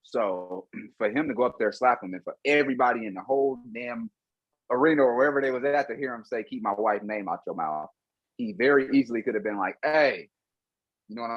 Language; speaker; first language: English; native; English